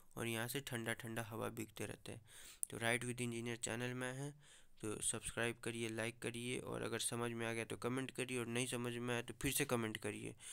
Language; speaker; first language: Hindi; native; Hindi